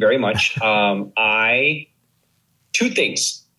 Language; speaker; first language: English; native; English